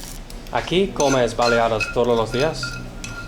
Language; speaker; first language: Spanish; non-native, learner; English